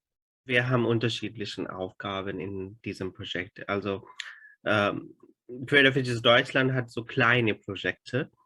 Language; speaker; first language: German; non-native, fluent; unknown